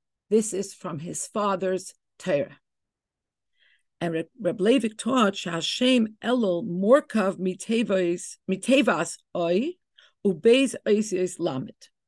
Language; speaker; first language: English; native; English